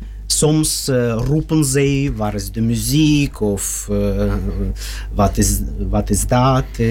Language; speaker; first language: Dutch; non-native, learner; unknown